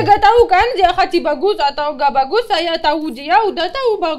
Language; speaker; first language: Indonesian; non-native, learner; Russian